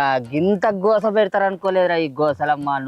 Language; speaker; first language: Telugu; native; Telugu